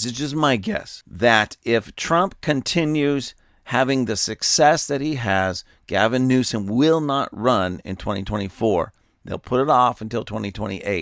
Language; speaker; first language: English; native; English